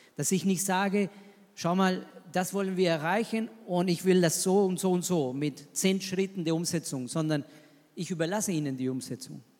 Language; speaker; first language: German; non-native, fluent; Spanish